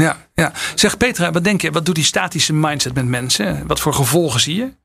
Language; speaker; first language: Dutch; native; Dutch